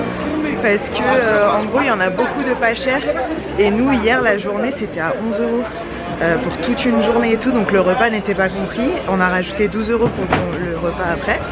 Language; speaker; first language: French; native; French